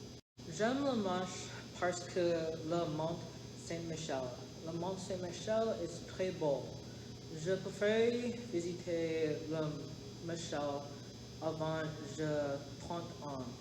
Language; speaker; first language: French; non-native, learner; English